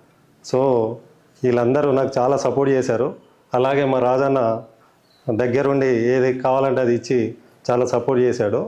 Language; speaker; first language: Telugu; native; Telugu